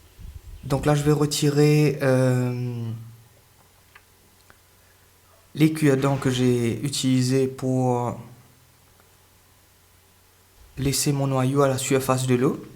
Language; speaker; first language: French; native; French